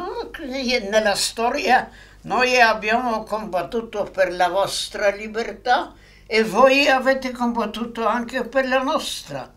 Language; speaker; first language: Italian; non-native, fluent; Polish